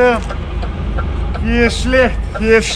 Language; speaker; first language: German; non-native, learner; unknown